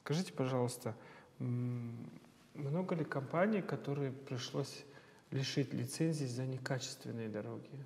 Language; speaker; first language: Russian; non-native, local second language; Kazakh